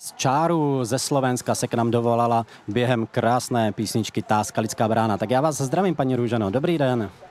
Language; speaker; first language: Czech; native; Czech